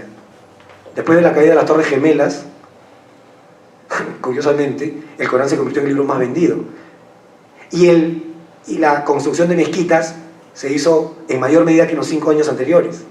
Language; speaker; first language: Spanish; native; Spanish